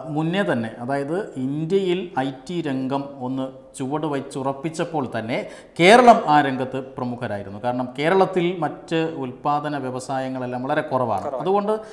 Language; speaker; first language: Malayalam; native; Malayalam